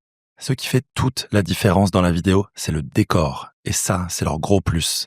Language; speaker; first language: French; native; French